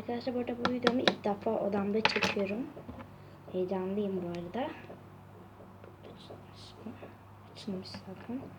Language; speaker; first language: Turkish; native; Turkish